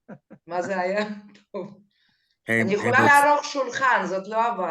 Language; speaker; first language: Hebrew; non-native, fluent; Russian